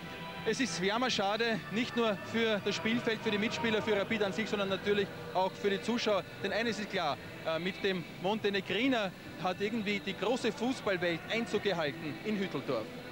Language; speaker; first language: German; native; German